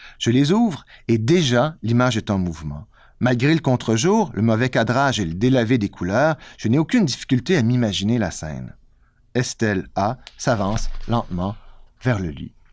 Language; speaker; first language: French; native; French